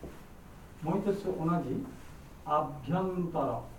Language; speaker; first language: Japanese; non-native, learner; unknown